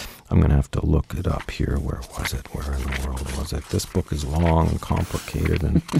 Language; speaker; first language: English; native; English